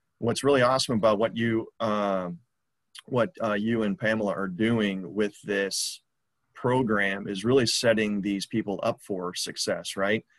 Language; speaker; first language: English; native; English